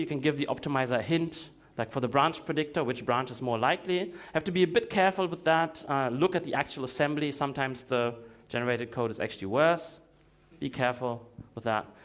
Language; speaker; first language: English; non-native, fluent; Russian